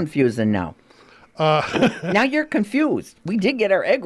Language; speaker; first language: English; native; English